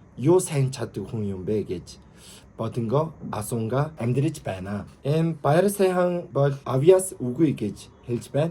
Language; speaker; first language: Mongolian; non-native, learner; Korean